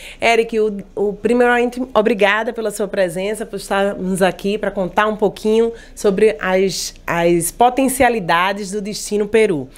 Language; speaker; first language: Portuguese; native; Portuguese